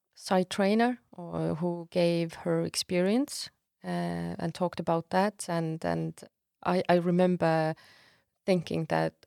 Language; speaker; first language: English; non-native, fluent; Estonian